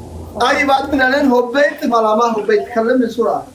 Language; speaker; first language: Arabic; non-native, learner; Oromo